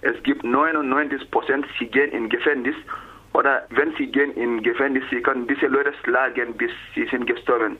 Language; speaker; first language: German; non-native, learner; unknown